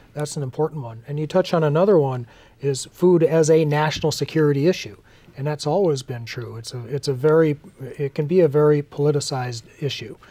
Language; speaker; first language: English; native; English